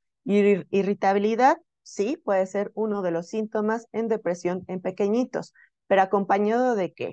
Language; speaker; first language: Spanish; native; Spanish